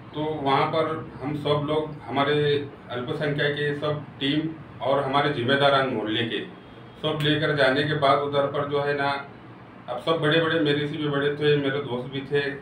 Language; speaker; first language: Hindi; native; Hindi